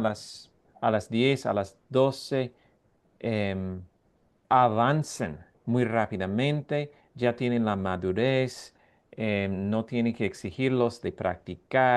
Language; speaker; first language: Spanish; non-native, fluent; English